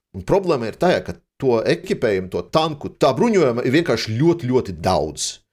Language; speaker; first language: Latvian; non-native, local second language; Russian